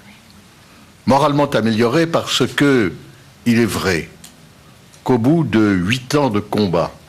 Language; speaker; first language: French; native; French